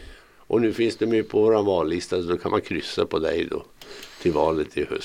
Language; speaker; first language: Swedish; native; Swedish